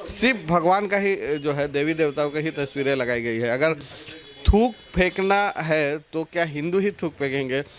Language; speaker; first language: Hindi; non-native, local second language; Assamese